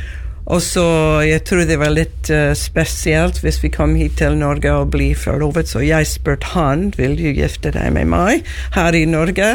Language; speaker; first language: Norwegian; non-native, learner; English